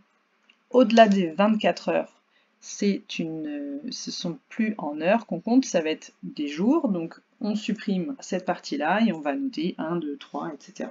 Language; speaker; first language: French; native; French